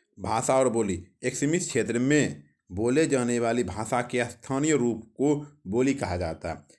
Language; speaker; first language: Hindi; native; Hindi